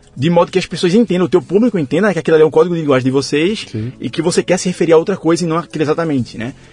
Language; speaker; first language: Portuguese; native; Portuguese